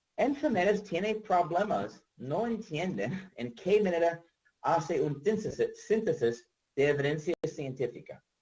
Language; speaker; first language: Spanish; non-native, learner; English